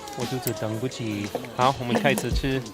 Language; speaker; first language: Chinese; non-native, learner; English